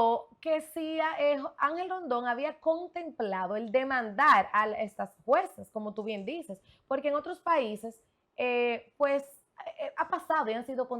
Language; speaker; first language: Spanish; native; Spanish